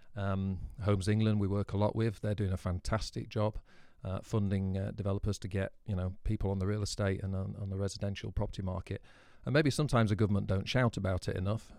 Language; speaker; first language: English; native; English